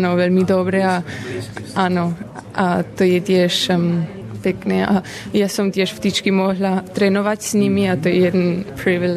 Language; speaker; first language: Slovak; early bilingual, heritage; Slovak